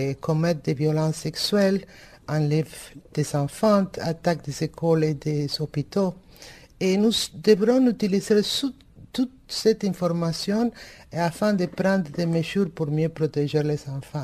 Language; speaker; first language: French; non-native, fluent; Spanish